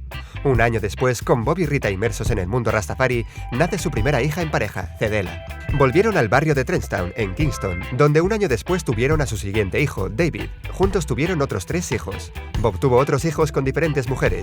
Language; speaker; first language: Spanish; native; Spanish